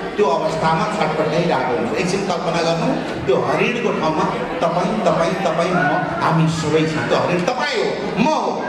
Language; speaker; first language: Nepali; native; Nepali